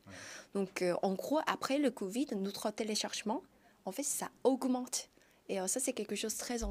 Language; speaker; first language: French; non-native, fluent; Korean